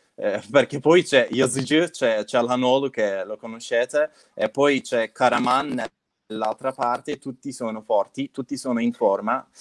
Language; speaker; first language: Italian; non-native, fluent; Turkish